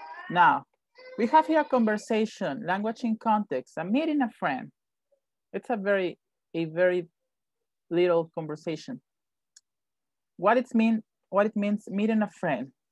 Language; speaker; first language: English; non-native, fluent; Spanish